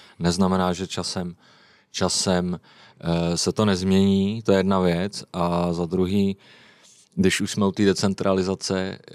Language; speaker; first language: Czech; native; Czech